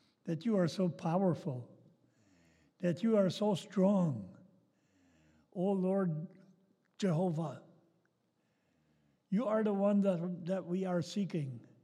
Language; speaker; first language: English; native; English